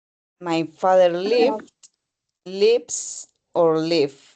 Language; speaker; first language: English; non-native, learner; Spanish